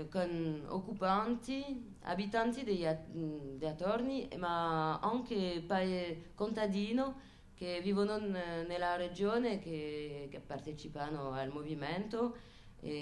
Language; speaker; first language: Italian; non-native, fluent; French